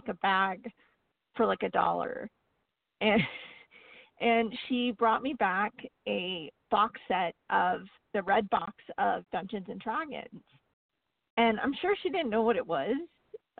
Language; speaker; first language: English; native; English